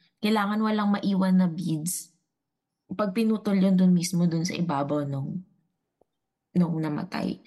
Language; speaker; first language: Filipino; non-native, local second language; Cebuano